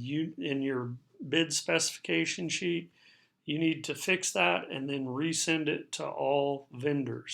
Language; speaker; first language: English; native; English